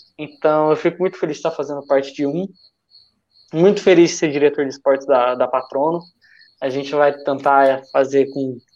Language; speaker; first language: Portuguese; native; Portuguese